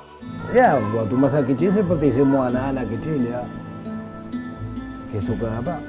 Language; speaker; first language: Indonesian; non-native, fluent; Spanish